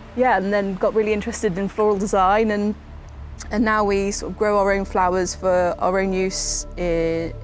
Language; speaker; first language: English; native; English